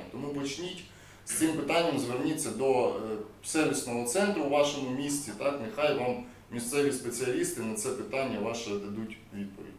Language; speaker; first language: Ukrainian; native; Ukrainian